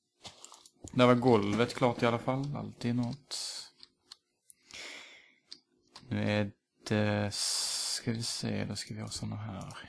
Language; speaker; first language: Swedish; native; Swedish